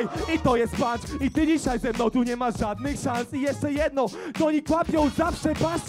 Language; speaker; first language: Polish; native; Polish